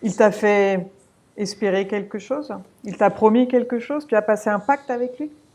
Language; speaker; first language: French; native; French